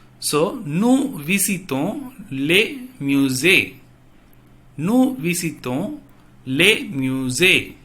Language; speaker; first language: French; non-native, fluent; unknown